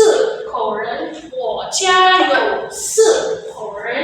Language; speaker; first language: Chinese; non-native, fluent; Indonesian